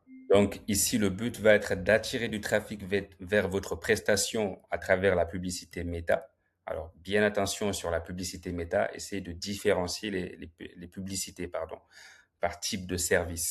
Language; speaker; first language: French; native; French